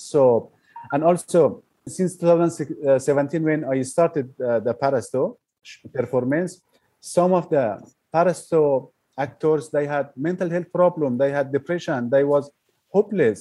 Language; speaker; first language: English; non-native, learner; Persian